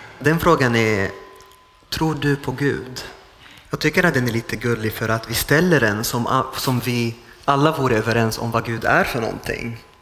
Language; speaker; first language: Swedish; non-native, fluent; Arabic